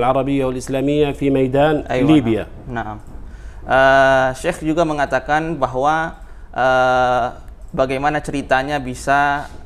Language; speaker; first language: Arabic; non-native, fluent; Indonesian